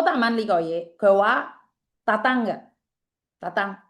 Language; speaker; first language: Chinese; non-native, fluent; Indonesian